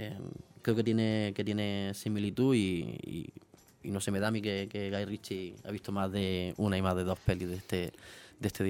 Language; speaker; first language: Spanish; native; Spanish